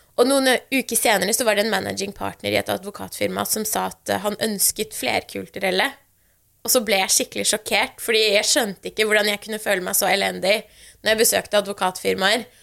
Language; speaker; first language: Norwegian; early bilingual, other home language; Persian